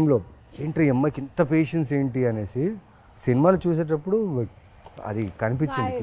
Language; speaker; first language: Telugu; native; Telugu